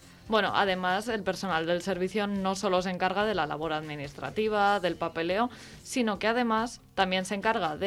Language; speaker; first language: Spanish; native; Spanish